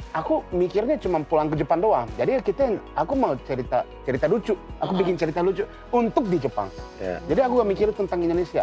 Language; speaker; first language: Indonesian; non-native, fluent; Japanese